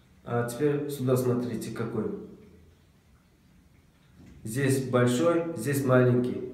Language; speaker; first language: Russian; non-native, local second language; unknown